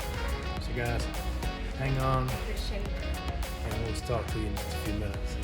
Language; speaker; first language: English; native; English